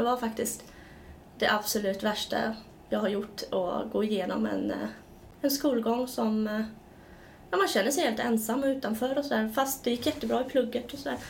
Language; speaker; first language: Swedish; early bilingual, other home language; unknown